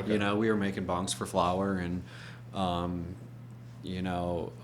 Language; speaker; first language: English; native; English